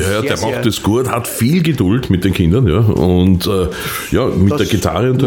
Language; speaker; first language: German; native; German